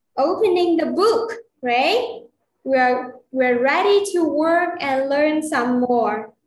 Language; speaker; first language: English; non-native, fluent; Vietnamese